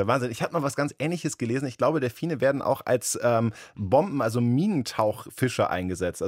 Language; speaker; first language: German; native; German